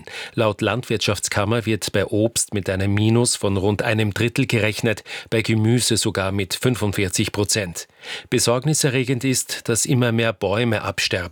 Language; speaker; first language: German; native; German